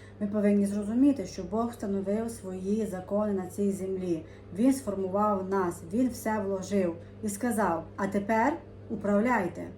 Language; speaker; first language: Ukrainian; native; Ukrainian